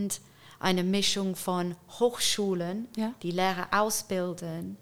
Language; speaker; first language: German; non-native, fluent; English